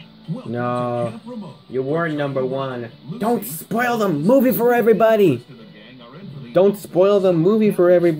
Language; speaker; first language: English; native; English